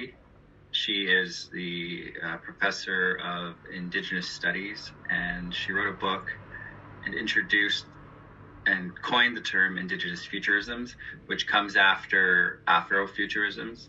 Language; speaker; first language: English; native; English